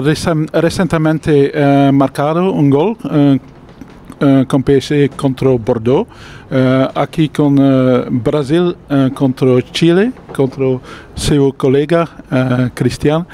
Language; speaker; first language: Portuguese; non-native, learner; Spanish